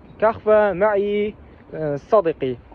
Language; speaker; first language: Arabic; non-native, learner; Kazakh